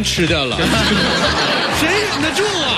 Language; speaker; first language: Chinese; native; Chinese